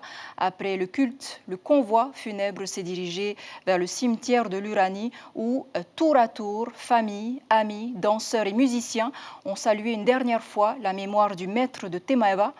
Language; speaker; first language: French; native; French